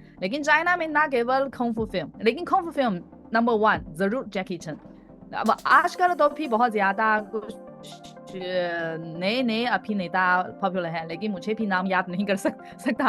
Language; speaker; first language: Hindi; non-native, fluent; Chinese